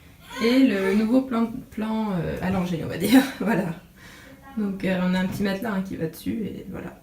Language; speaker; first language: French; native; French